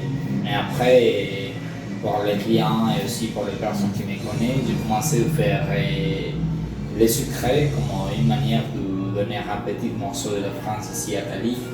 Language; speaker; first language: French; non-native, learner; Spanish